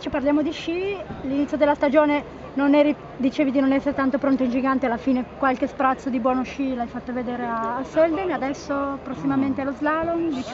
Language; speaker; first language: Italian; native; Italian